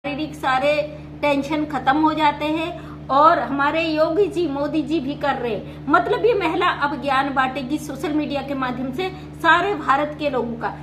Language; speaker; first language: Hindi; native; Hindi